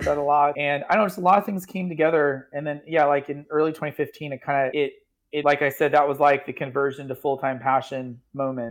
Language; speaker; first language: English; native; English